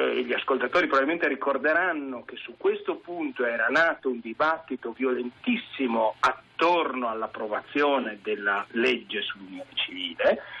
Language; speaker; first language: Italian; native; Italian